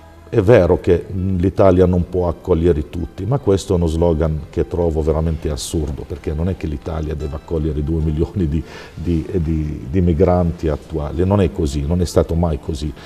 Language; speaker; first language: Italian; non-native, fluent; Arabic